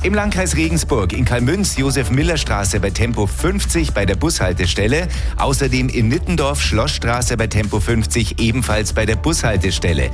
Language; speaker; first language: German; native; German